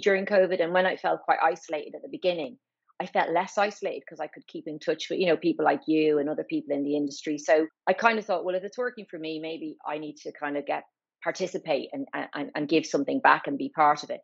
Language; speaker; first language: English; native; English